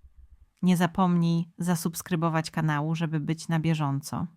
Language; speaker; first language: Polish; native; Polish